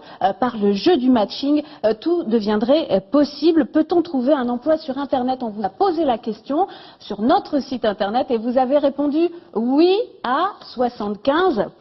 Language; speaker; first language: French; native; French